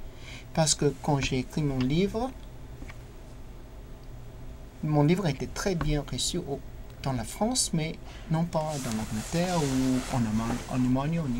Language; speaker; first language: French; non-native, learner; English